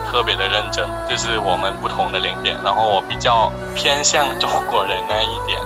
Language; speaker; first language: Chinese; non-native, fluent; Thai